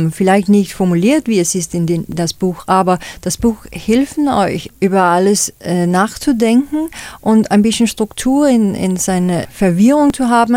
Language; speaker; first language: German; non-native, fluent; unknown